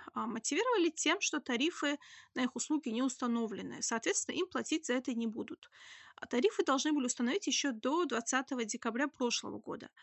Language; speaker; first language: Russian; native; Russian